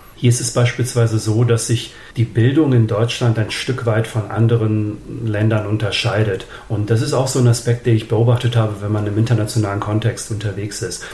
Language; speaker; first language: German; early bilingual, other home language; Serbian